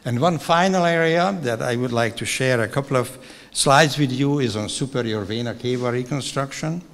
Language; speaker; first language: English; non-native, fluent; Hungarian